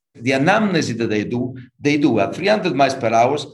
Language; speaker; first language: English; non-native, fluent; Italian